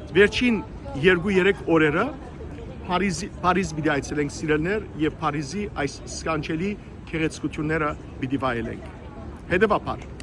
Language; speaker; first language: Armenian; early bilingual, heritage; Armenian